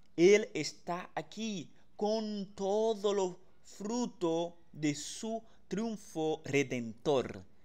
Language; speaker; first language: Spanish; non-native, fluent; Haitian Creole